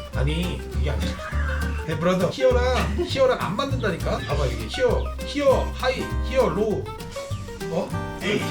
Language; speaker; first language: Korean; native; Korean